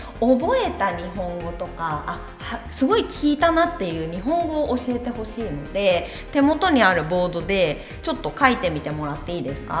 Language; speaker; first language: Japanese; native; Japanese